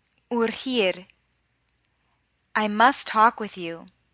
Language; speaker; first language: English; native; English